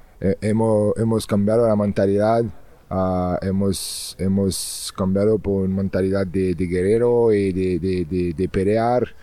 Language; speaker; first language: Spanish; non-native, learner; French